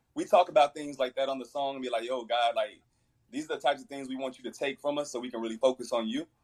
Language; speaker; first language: English; native; English